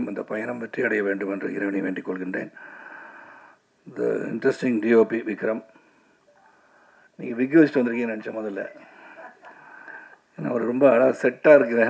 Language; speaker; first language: Tamil; native; Tamil